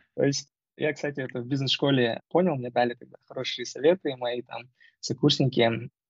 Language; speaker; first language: Russian; native; Russian